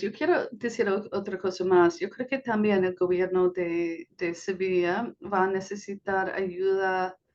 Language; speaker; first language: Spanish; non-native, fluent; English